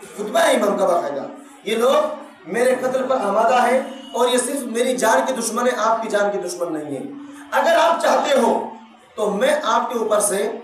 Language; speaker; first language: Urdu; native; Urdu